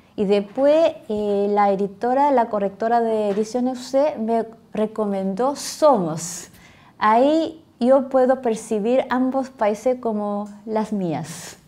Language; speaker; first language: Spanish; non-native, fluent; Korean